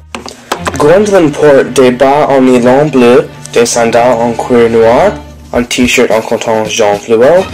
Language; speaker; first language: French; non-native, learner; English